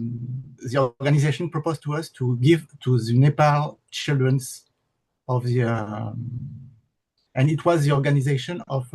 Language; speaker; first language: English; non-native, learner; French